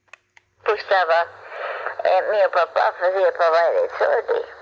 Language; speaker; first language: Italian; early bilingual, heritage; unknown